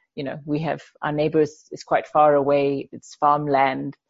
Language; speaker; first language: English; non-native, fluent; Danish